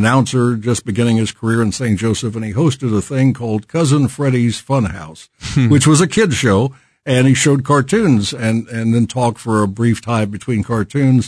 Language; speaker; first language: English; native; English